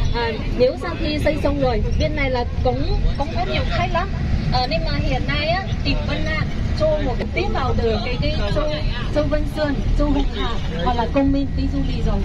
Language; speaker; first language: Vietnamese; non-native, fluent; Chinese